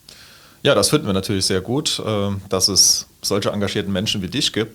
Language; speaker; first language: German; native; German